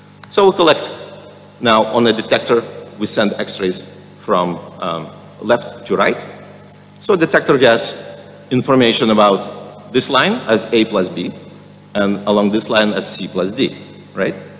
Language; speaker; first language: English; non-native, fluent; Lithuanian